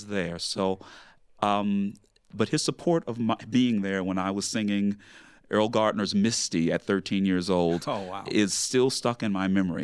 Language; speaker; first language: English; native; English